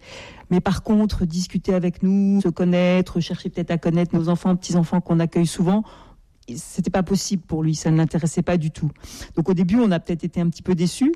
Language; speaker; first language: French; native; French